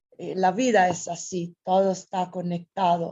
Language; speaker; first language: Spanish; non-native, fluent; Italian